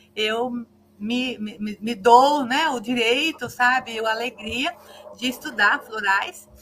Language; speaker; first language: Portuguese; native; Portuguese